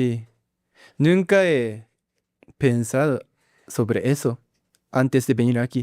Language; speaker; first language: Spanish; non-native, learner; Japanese